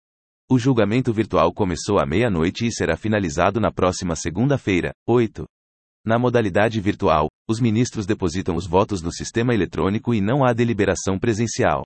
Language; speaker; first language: Portuguese; native; Portuguese